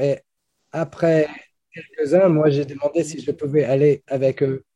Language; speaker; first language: French; non-native, fluent; English